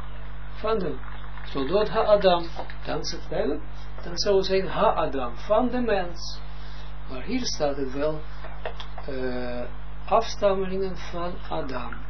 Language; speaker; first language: Dutch; non-native, fluent; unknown